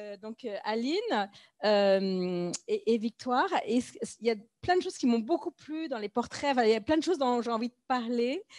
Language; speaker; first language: French; native; French